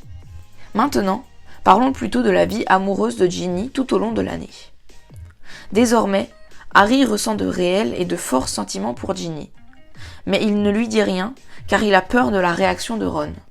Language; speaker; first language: French; native; French